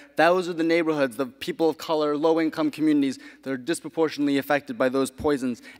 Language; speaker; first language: English; native; English